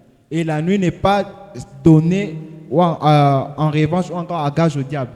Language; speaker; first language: French; non-native, local second language; Lingala